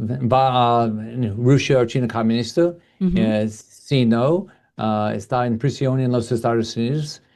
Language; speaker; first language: Spanish; non-native, learner; English